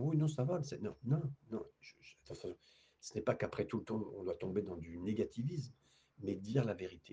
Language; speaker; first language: French; native; French